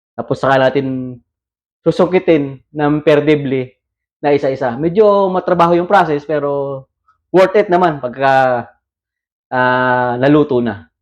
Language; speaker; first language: Filipino; native; Filipino